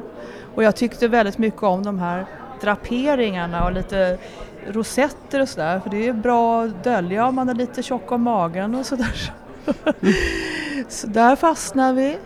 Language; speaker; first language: Swedish; native; Swedish